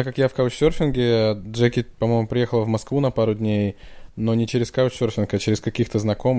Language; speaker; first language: Russian; native; Russian